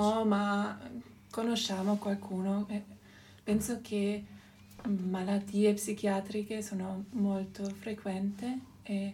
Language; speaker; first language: Italian; non-native, local second language; German